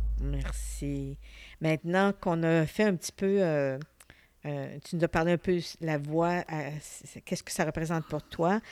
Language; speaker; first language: French; native; French